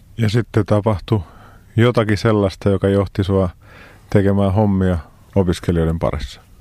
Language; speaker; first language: Finnish; native; Finnish